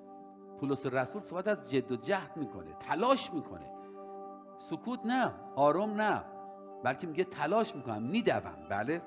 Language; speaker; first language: Persian; native; Persian